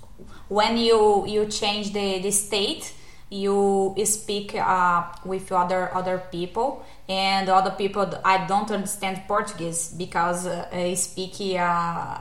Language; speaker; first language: English; non-native, learner; Portuguese